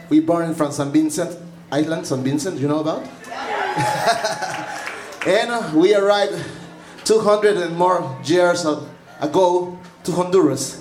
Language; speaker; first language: English; non-native, learner; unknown